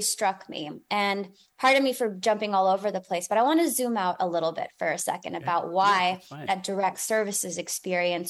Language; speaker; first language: English; native; English